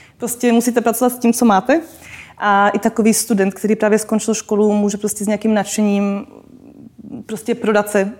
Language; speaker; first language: Czech; non-native, local second language; Slovak